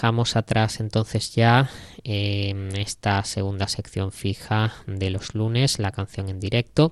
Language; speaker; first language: Spanish; native; Spanish